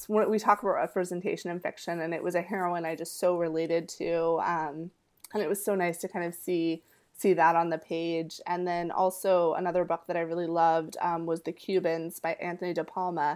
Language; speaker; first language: English; early bilingual, other home language; Spanish